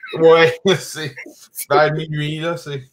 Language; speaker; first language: French; native; French